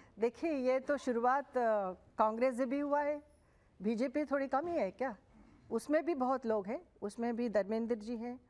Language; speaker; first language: Hindi; non-native, local second language; Telugu